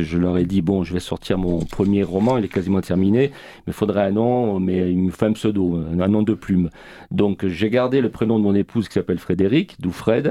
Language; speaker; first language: French; native; French